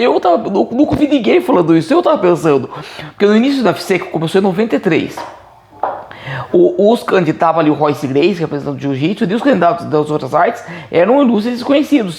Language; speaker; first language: Portuguese; native; Portuguese